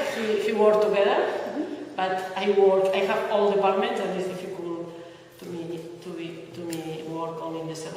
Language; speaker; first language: English; non-native, learner; Catalan